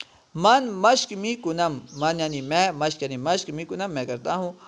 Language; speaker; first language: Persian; non-native, fluent; Urdu